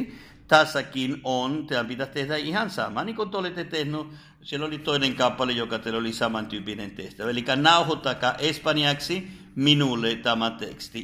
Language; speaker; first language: Finnish; non-native, fluent; Spanish